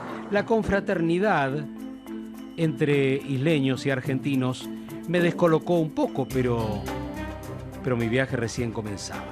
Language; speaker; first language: Spanish; native; Spanish